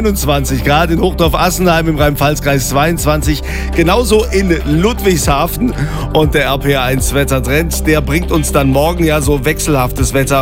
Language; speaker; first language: German; native; German